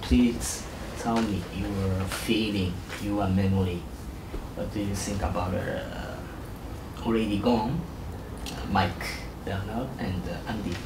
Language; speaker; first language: English; non-native, learner; Japanese